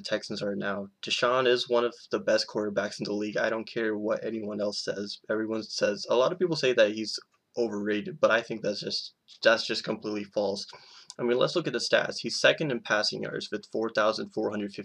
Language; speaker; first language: English; native; English